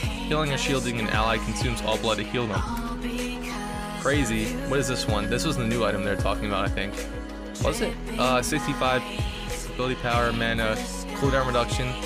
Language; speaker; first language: English; native; English